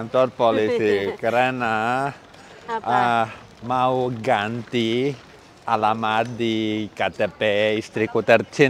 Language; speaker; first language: Indonesian; non-native, learner; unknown